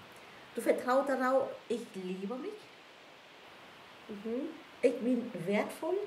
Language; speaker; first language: German; non-native, learner; Vietnamese